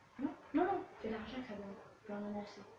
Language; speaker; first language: French; native; French